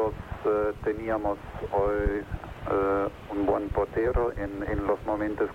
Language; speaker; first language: Spanish; non-native, fluent; German